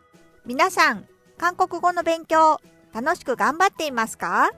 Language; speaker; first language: Japanese; non-native, fluent; Korean